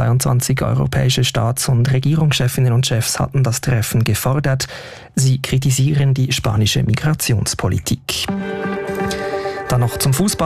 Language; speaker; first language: German; native; German